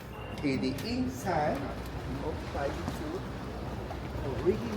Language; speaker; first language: English; non-native, learner; Spanish